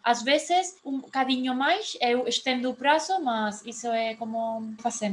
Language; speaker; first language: Portuguese; non-native, fluent; Spanish